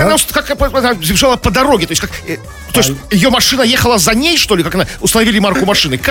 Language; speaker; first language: Russian; native; Russian